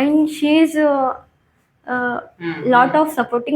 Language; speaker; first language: English; non-native, learner; Kannada